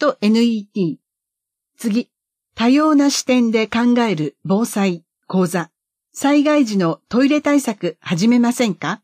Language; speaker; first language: Japanese; native; Japanese